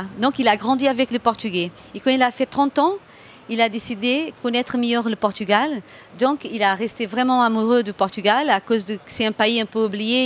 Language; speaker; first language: French; non-native, fluent; Portuguese